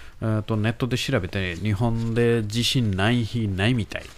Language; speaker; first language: Japanese; non-native, learner; Bangla